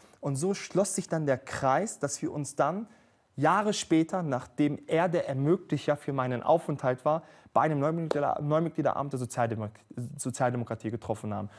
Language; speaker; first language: German; early bilingual, other home language; Bosnian